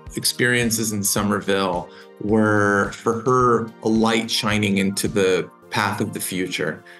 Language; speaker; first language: English; native; English